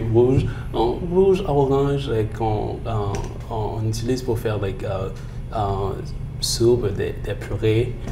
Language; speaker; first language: French; early bilingual, heritage; French